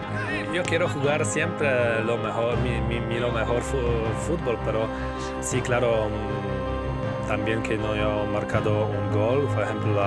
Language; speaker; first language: Spanish; non-native, learner; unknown